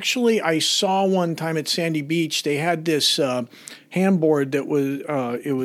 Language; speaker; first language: English; native; English